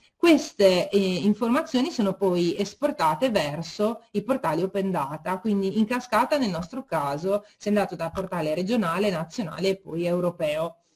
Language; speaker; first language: Italian; native; Italian